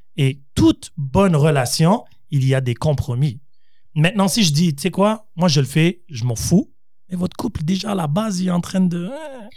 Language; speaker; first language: French; native; French